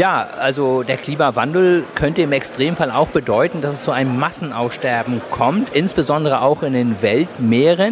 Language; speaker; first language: German; native; German